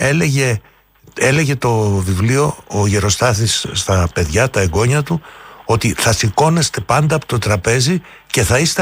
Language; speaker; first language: Greek; native; Greek